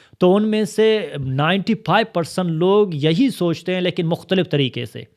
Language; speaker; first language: Urdu; non-native, local second language; Baluchi